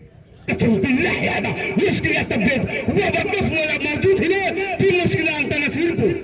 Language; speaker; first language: Arabic; non-native, learner; Hindi